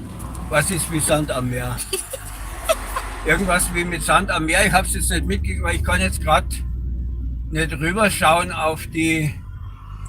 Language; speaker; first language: German; native; German